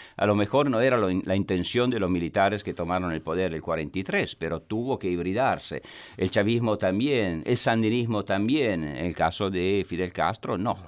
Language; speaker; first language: Spanish; non-native, fluent; Italian